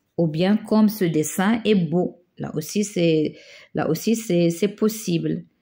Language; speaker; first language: French; non-native, local second language; Arabic